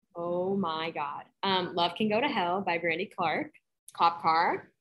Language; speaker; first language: English; native; English